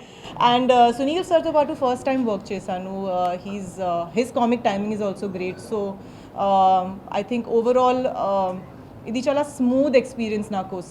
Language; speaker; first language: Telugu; non-native, learner; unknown